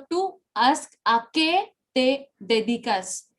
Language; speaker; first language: Spanish; non-native, fluent; Bangla